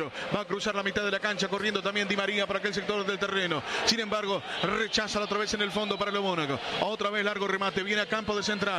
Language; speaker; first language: Spanish; native; Spanish